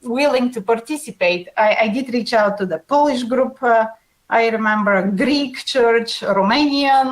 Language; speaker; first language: English; non-native, fluent; Bulgarian